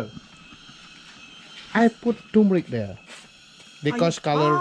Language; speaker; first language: English; non-native, learner; Indonesian